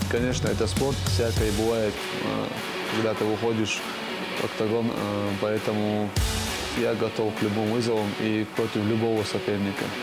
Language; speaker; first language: Russian; non-native, local second language; Chechen